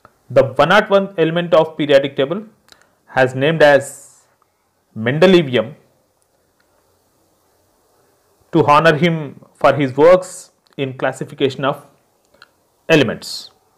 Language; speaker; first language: English; non-native, local second language; Telugu